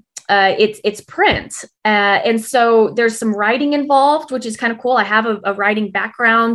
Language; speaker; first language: English; native; English